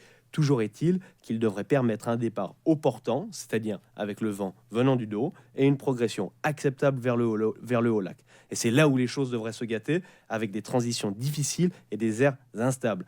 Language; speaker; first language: French; native; French